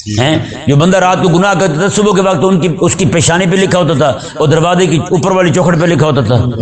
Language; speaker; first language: Urdu; non-native, local second language; Punjabi